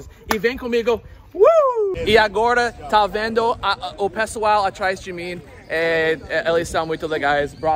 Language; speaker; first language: Portuguese; non-native, fluent; English